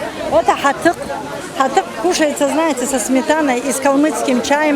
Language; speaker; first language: Russian; non-native, local second language; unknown